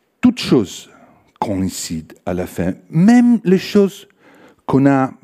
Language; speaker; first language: French; non-native, fluent; Italian